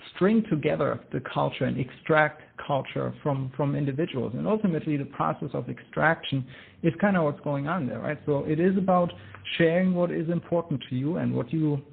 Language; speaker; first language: English; non-native, fluent; German